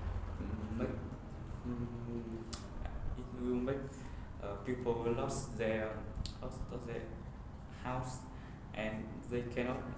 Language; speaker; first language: English; non-native, learner; Vietnamese